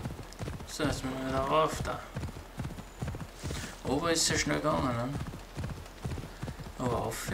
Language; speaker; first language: German; native; German